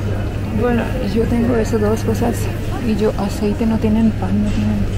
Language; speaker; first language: Spanish; non-native, learner; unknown